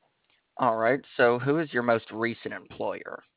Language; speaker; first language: English; native; English